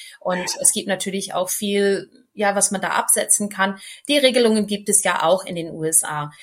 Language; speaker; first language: German; non-native, fluent; English